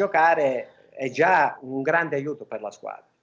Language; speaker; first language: Italian; native; Italian